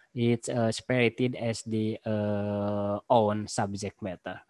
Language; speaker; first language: English; non-native, learner; Indonesian